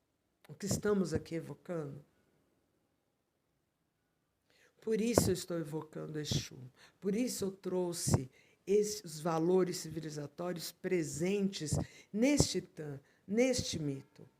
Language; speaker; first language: Portuguese; native; Portuguese